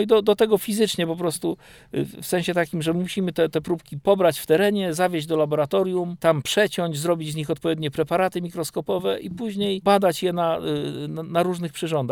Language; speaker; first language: Polish; native; Polish